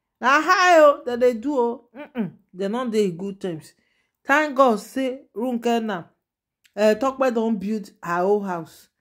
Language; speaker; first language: Nigerian Pidgin; non-native, local second language; Yoruba